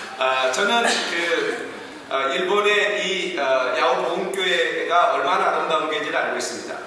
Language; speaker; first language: Korean; native; Korean